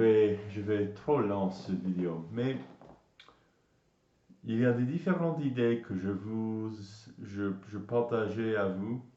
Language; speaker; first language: French; non-native, learner; English